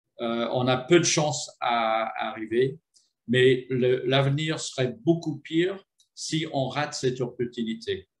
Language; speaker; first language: French; non-native, fluent; English